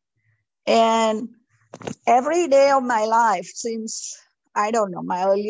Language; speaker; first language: English; non-native, local second language; Marathi